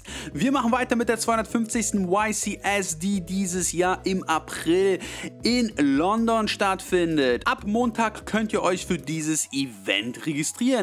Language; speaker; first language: German; native; German